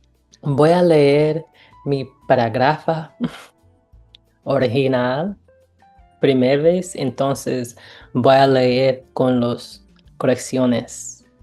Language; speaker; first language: Spanish; non-native, learner; English